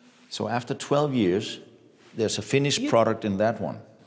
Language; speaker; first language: English; non-native, fluent; Danish